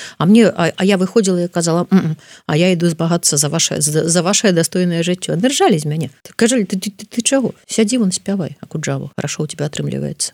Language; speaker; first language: Belarusian; non-native, local second language; Russian